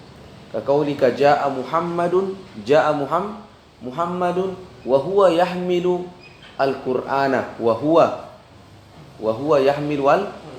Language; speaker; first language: Arabic; non-native, fluent; Indonesian